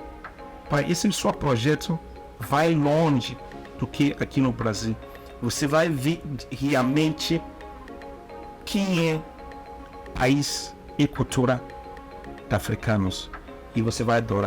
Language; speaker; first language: Portuguese; non-native, learner; Igbo